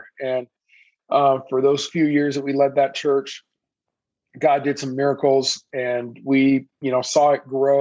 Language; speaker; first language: English; early bilingual, other home language; Persian